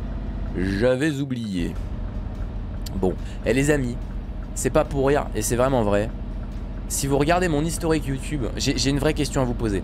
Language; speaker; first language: French; native; French